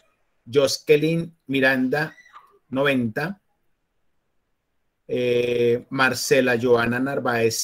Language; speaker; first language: Spanish; native; Spanish